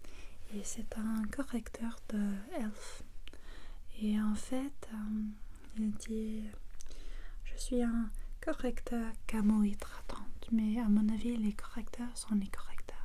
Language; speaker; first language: French; non-native, learner; English